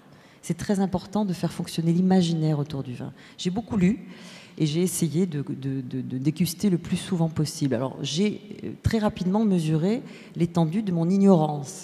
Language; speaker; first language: French; native; French